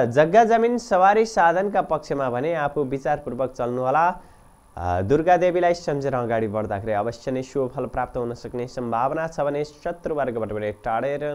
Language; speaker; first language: Nepali; native; Nepali